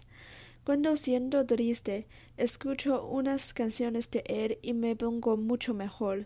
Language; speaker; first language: Spanish; non-native, learner; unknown